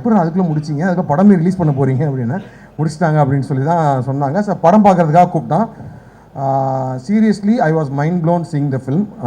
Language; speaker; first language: Tamil; native; Tamil